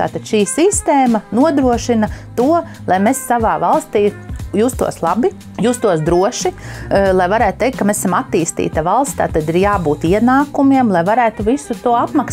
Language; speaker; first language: Latvian; native; Latvian